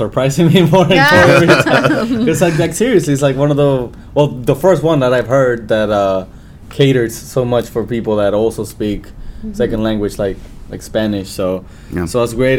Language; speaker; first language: English; non-native, fluent; Spanish